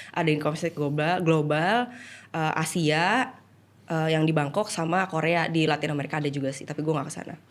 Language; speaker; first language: Indonesian; native; Indonesian